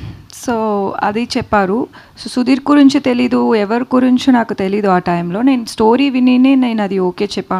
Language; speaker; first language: Telugu; non-native, learner; Tamil